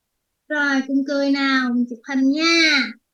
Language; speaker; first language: Vietnamese; native; Vietnamese